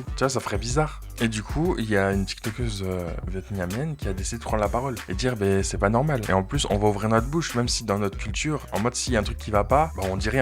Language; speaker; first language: French; native; French